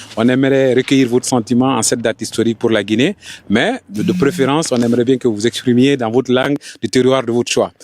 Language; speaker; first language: French; non-native, local second language; Fula